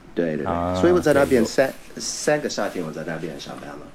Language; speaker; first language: Chinese; non-native, fluent; English